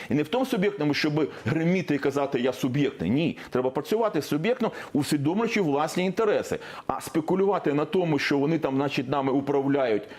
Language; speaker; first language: Ukrainian; non-native, local second language; Russian